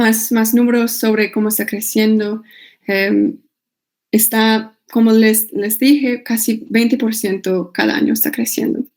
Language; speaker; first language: Spanish; non-native, fluent; English